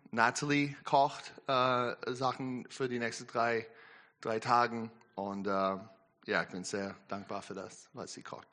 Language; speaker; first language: German; non-native, learner; English